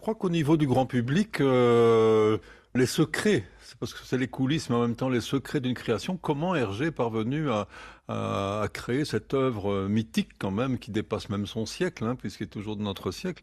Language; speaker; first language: French; native; French